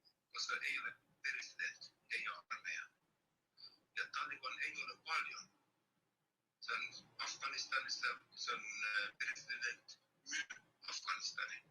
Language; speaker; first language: Finnish; non-native, learner; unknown